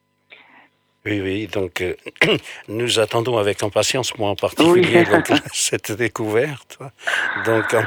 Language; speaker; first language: French; non-native, fluent; Portuguese